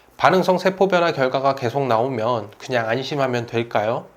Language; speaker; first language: Korean; native; Korean